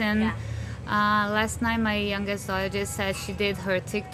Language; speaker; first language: English; non-native, fluent; Portuguese